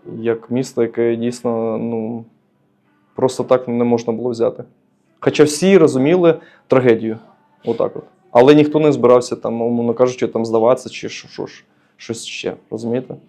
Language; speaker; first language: Ukrainian; native; Ukrainian